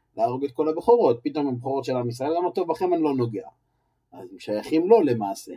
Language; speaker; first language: Hebrew; native; Hebrew